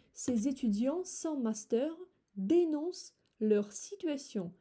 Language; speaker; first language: French; non-native, fluent; Russian